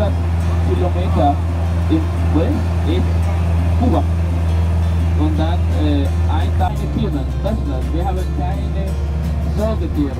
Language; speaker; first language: German; non-native, learner; Spanish